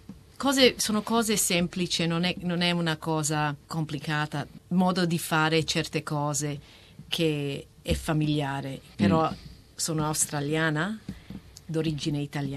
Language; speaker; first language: Italian; early bilingual, heritage; Italian